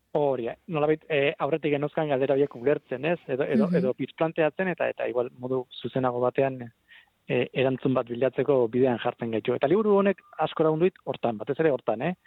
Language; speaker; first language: Basque; non-native, local second language; Spanish